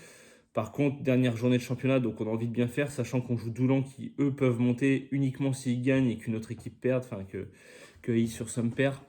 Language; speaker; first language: French; native; French